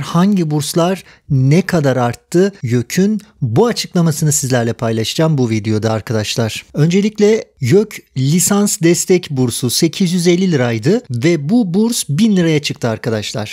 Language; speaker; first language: Turkish; native; Turkish